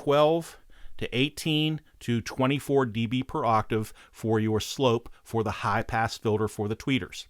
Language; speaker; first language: English; native; English